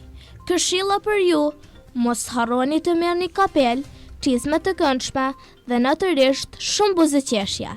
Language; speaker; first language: Albanian; native; Albanian